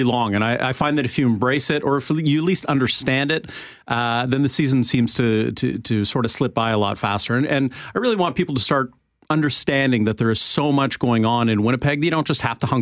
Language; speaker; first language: English; native; English